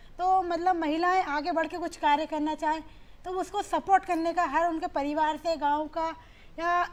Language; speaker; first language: Hindi; native; Hindi